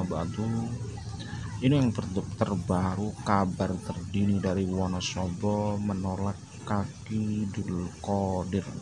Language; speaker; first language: Indonesian; native; Indonesian